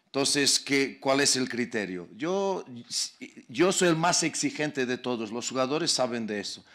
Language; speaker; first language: Spanish; non-native, fluent; Portuguese